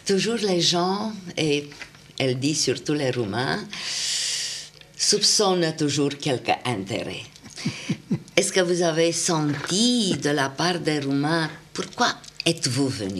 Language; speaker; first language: French; non-native, fluent; Romanian